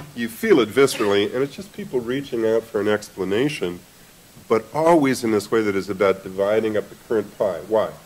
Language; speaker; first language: English; native; English